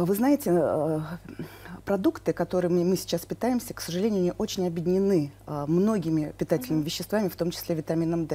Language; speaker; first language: Russian; native; Russian